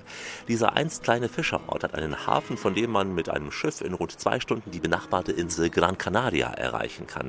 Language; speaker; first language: German; native; German